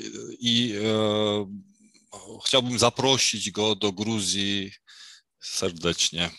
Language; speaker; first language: Polish; non-native, fluent; Georgian